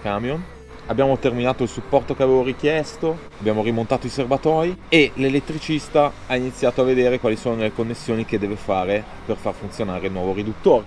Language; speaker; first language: Italian; native; Italian